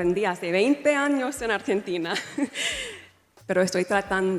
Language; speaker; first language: Spanish; non-native, learner; English